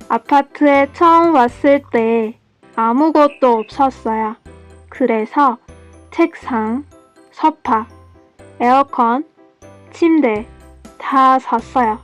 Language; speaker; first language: Korean; non-native, learner; Persian